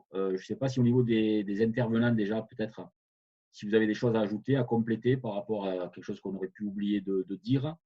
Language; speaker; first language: French; native; French